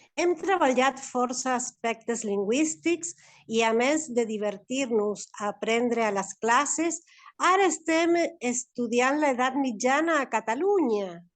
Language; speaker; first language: Catalan; non-native, learner; Spanish